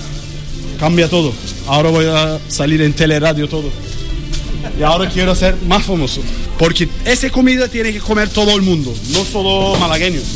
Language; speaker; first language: Spanish; non-native, learner; Turkish